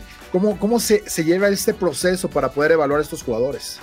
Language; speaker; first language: Spanish; native; Spanish